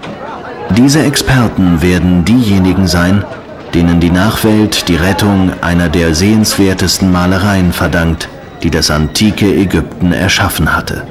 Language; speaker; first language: German; native; German